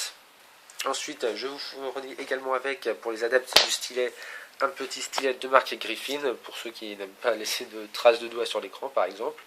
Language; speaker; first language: French; native; French